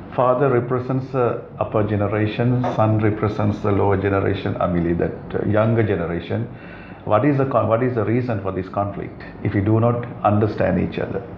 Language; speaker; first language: English; non-native, local second language; Sinhala